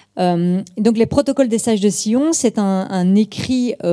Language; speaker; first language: French; native; French